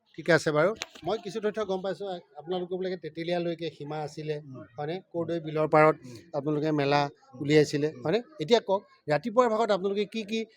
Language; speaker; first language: Assamese; native; Assamese